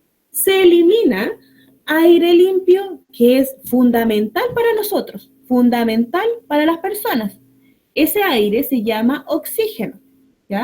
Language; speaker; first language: Spanish; native; Spanish